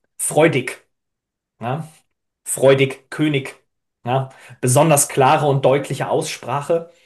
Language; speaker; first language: German; native; German